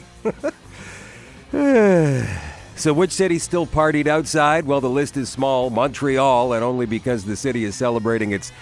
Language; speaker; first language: English; native; English